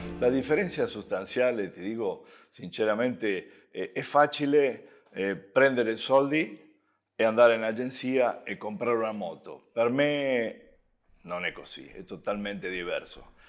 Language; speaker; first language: Italian; non-native, fluent; Spanish